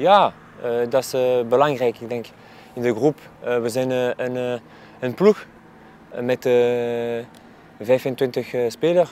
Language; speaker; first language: Dutch; non-native, local second language; Spanish